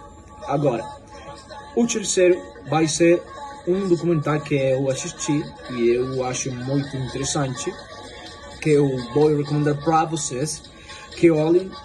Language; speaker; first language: Portuguese; non-native, fluent; Spanish